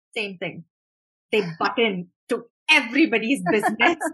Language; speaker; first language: English; non-native, local second language; Hindi